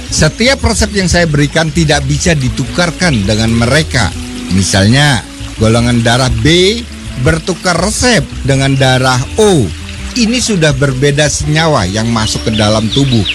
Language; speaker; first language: Indonesian; native; Indonesian